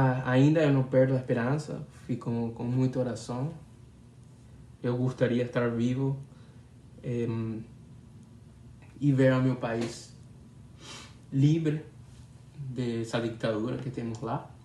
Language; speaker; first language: Portuguese; non-native, learner; Spanish